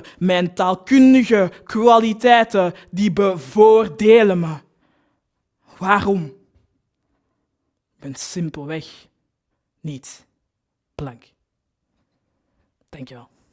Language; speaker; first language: Dutch; early bilingual, other home language; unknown